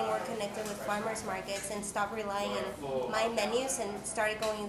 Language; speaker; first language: English; non-native, fluent; Spanish